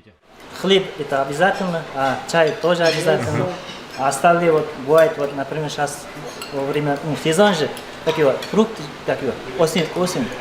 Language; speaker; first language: Russian; non-native, local second language; Uzbek